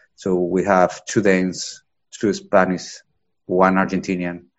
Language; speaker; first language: English; non-native, fluent; Spanish